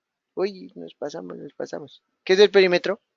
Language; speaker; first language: Spanish; native; Spanish